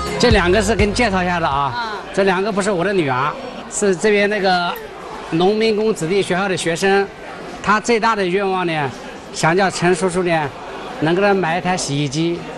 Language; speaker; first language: Chinese; native; Chinese